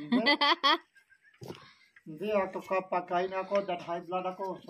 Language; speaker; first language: Filipino; non-native, learner; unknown